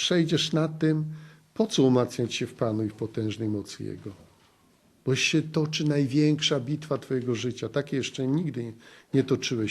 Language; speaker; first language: Polish; native; Polish